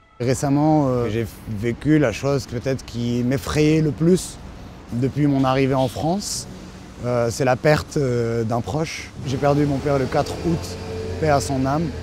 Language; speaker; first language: French; non-native, local second language; Arabic